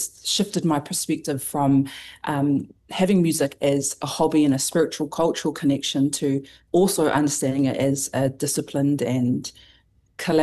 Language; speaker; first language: English; native; English